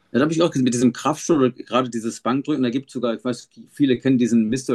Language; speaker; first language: German; native; German